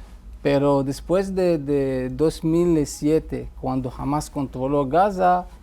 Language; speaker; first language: Spanish; non-native, fluent; Hebrew